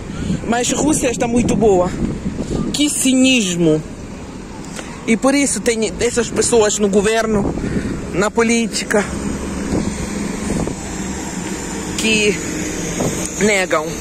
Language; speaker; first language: Portuguese; non-native, fluent; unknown